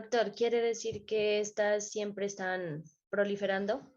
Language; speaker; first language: Spanish; native; Spanish